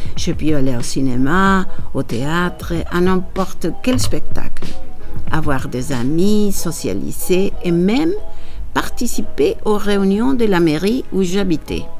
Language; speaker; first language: French; non-native, fluent; Spanish